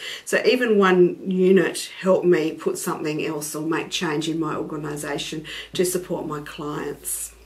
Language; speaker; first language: English; native; English